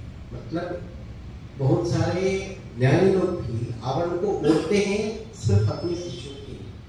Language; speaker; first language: Hindi; non-native, local second language; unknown